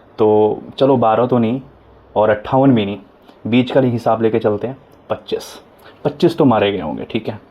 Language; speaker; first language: Hindi; native; Hindi